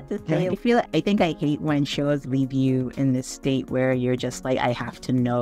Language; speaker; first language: English; native; English